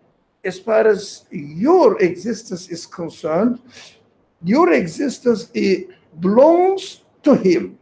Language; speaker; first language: English; non-native, fluent; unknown